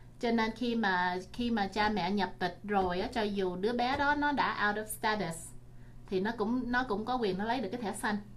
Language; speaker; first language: Vietnamese; early bilingual, heritage; Vietnamese